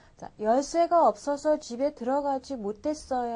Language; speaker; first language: Korean; non-native, fluent; Mongolian